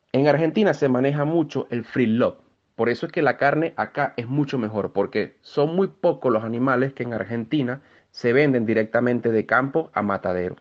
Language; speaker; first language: Spanish; native; Spanish